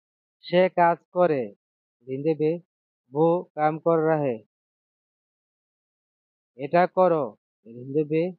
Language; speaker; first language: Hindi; non-native, learner; Bangla